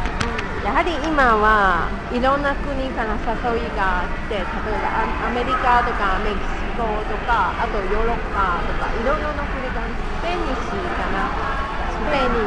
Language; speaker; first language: Japanese; non-native, fluent; Chinese